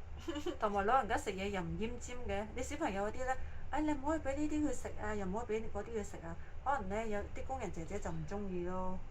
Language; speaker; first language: Cantonese; native; Cantonese